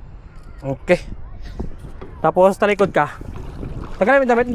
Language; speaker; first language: Filipino; non-native, local second language; Aklanon